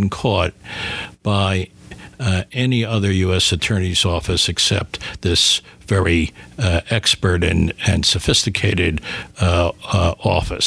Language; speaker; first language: English; native; English